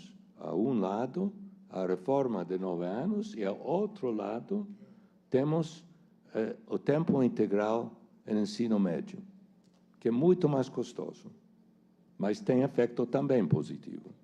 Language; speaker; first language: Portuguese; non-native, fluent; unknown